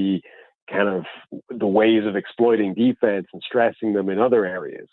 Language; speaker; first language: English; native; English